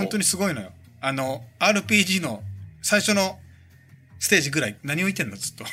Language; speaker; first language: Japanese; native; Japanese